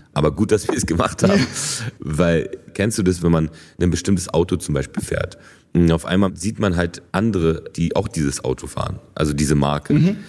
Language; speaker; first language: German; early bilingual, other home language; Polish